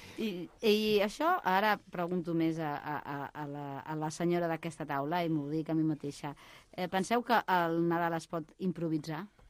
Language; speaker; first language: Catalan; native; Catalan